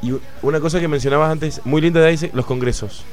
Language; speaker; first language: Spanish; native; Spanish